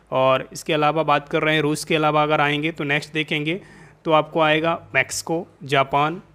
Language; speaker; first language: Hindi; native; Hindi